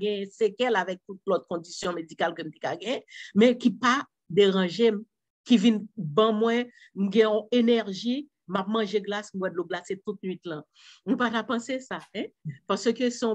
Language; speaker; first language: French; non-native, local second language; Haitian Creole